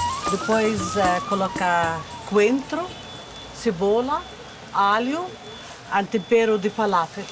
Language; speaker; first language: Portuguese; non-native, learner; Arabic